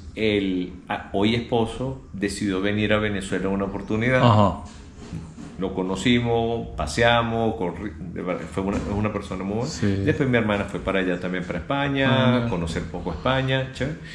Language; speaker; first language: Spanish; early bilingual, other home language; Japanese